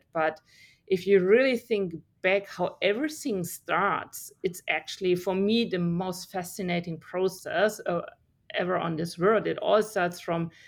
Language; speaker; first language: English; non-native, fluent; German